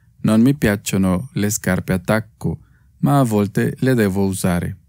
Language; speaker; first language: Italian; non-native, fluent; Spanish